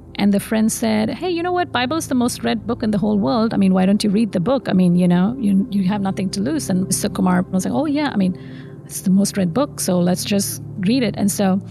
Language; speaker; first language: English; non-native, local second language; Tamil